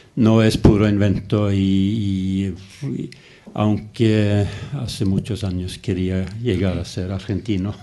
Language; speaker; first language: Spanish; non-native, fluent; Norwegian